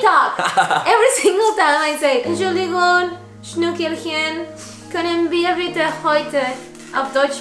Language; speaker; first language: German; non-native, learner; Spanish